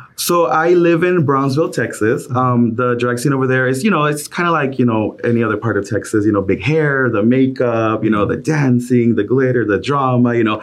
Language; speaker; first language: English; early bilingual, other home language; Spanish